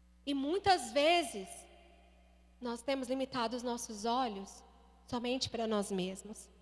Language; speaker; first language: Portuguese; native; Portuguese